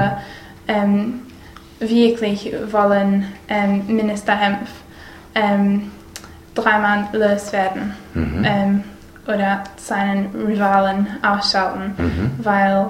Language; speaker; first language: German; non-native, learner; English